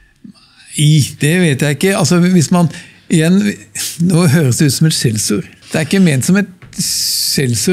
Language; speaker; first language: Norwegian; native; Norwegian